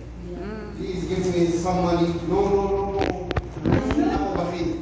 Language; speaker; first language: English; non-native, learner; Arabic